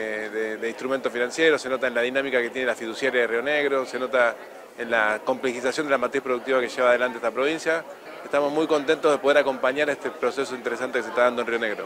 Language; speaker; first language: Spanish; native; Spanish